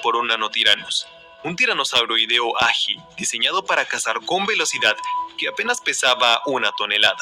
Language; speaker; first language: Spanish; native; Spanish